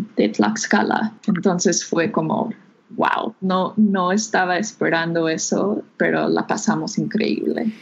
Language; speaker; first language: Spanish; non-native, fluent; English